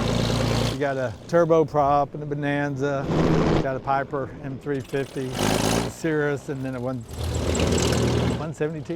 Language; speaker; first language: English; native; English